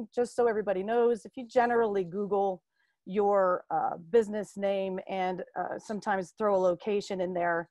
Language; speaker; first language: English; native; English